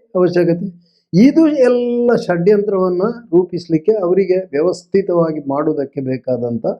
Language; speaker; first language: Kannada; non-native, local second language; Tulu